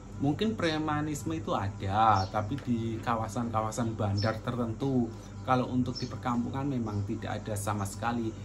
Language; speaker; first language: Indonesian; non-native, local second language; Javanese